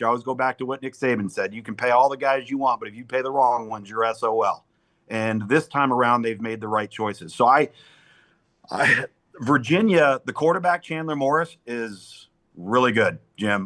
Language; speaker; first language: English; native; English